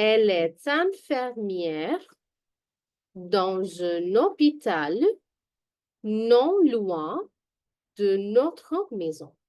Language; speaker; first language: French; non-native, fluent; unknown